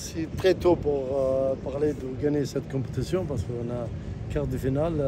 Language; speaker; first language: French; non-native, learner; Arabic